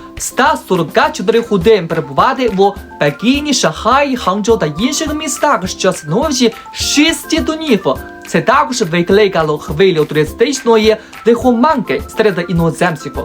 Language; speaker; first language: Ukrainian; non-native, fluent; Chinese